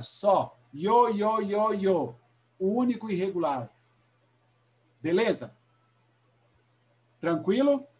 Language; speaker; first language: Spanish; non-native, learner; Portuguese